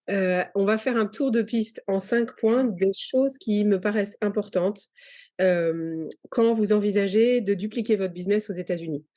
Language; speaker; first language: French; native; French